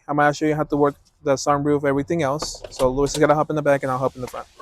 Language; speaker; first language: English; native; English